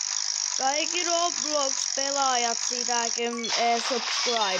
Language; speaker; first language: Finnish; early bilingual, other home language; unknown